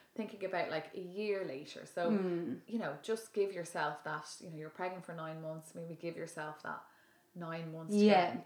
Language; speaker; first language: English; native; English